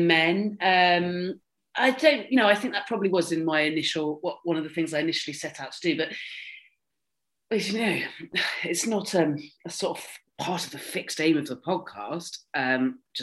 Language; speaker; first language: English; native; English